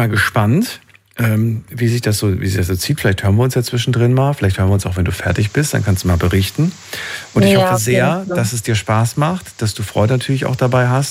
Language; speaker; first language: German; native; German